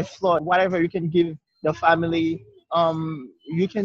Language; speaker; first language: English; non-native, fluent; Haitian Creole